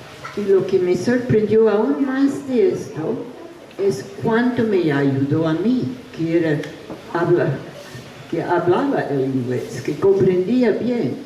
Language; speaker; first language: Spanish; non-native, fluent; English